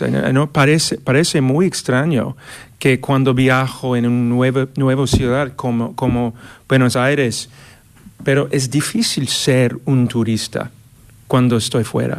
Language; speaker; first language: Spanish; non-native, fluent; English